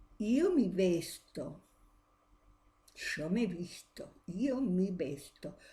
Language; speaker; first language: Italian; non-native, fluent; Spanish